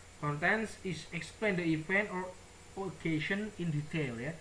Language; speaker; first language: English; non-native, fluent; Indonesian